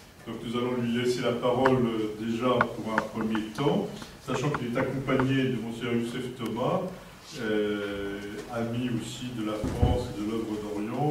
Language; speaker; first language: French; native; French